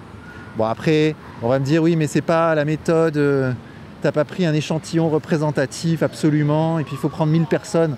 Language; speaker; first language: French; native; French